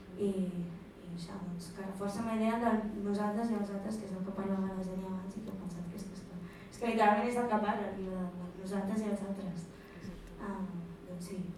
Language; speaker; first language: Catalan; early bilingual, other home language; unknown